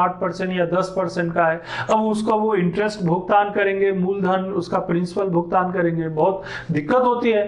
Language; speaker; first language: Hindi; native; Hindi